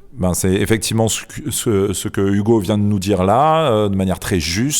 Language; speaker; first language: French; native; French